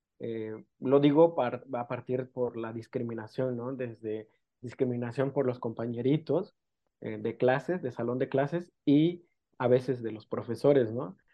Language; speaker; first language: Spanish; non-native, local second language; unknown